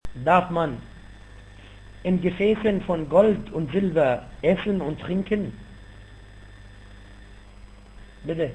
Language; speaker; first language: German; non-native, fluent; Arabic